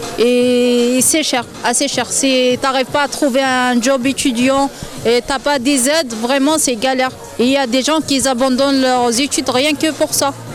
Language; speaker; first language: French; non-native, local second language; Arabic